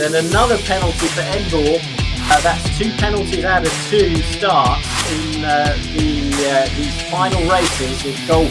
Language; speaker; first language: English; native; English